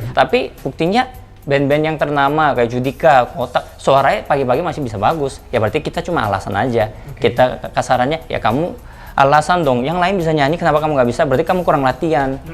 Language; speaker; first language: Indonesian; non-native, fluent; Korean